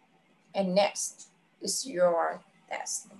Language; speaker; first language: English; non-native, fluent; Vietnamese